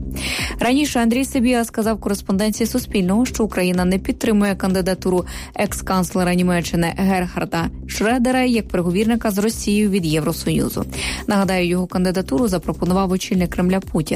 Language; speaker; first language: Ukrainian; native; Ukrainian